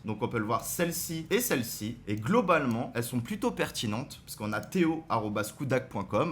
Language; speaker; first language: French; native; French